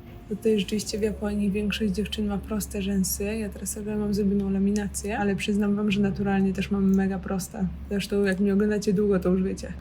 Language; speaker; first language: Polish; native; Polish